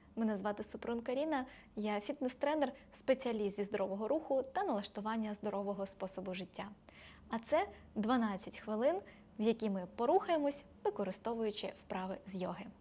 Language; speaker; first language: Ukrainian; non-native, local second language; Russian